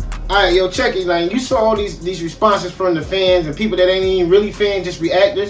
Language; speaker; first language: English; native; English